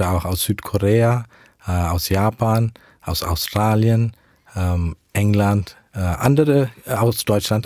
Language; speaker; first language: German; early bilingual, heritage; German